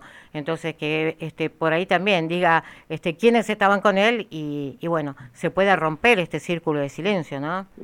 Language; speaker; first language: Spanish; native; Spanish